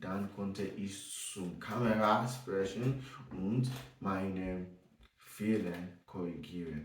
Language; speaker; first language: German; non-native, learner; English